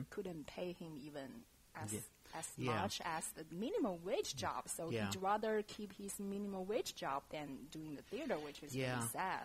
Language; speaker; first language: English; non-native, fluent; Chinese